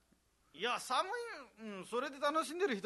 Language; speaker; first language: Japanese; non-native, fluent; Nepali